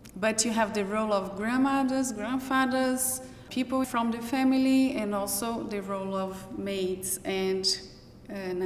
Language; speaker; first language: English; non-native, fluent; Portuguese